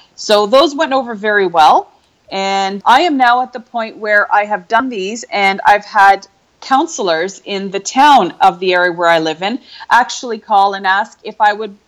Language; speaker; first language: English; native; English